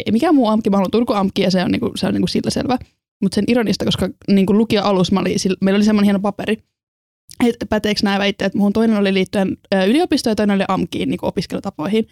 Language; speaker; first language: Finnish; early bilingual, other home language; Estonian